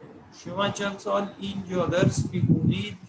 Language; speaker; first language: Persian; non-native, learner; Urdu